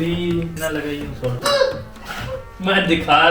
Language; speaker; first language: Filipino; non-native, learner; Punjabi